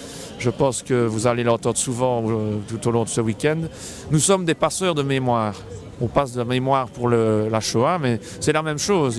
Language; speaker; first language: French; native; French